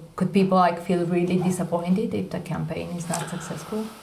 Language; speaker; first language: English; non-native, fluent; Romanian